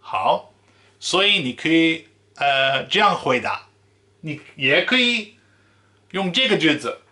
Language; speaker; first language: Chinese; non-native, fluent; Dutch